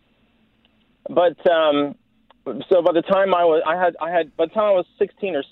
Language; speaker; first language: English; native; English